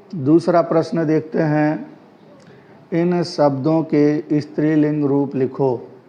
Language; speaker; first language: Hindi; native; Hindi